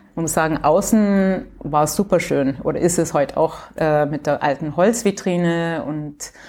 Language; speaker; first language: German; early bilingual, heritage; English